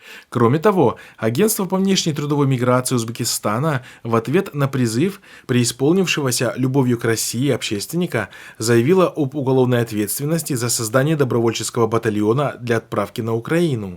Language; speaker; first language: Russian; native; Russian